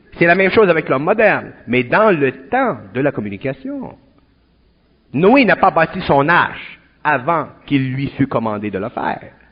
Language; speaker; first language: French; native; French